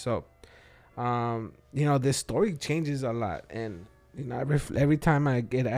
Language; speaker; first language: English; early bilingual, other home language; Spanish